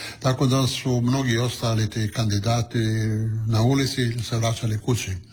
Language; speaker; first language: Croatian; non-native, local second language; Italian